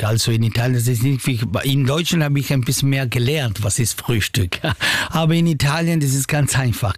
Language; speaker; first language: German; non-native, learner; Italian